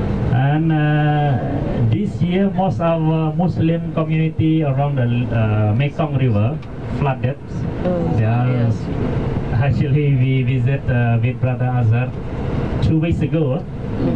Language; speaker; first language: English; non-native, local second language; Khmer